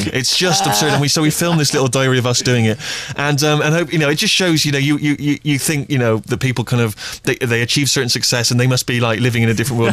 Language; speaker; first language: English; native; English